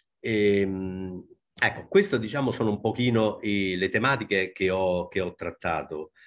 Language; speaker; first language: Italian; native; Italian